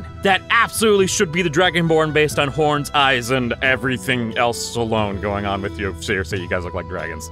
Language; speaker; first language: English; native; English